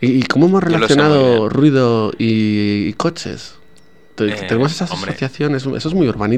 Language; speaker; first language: Spanish; native; Spanish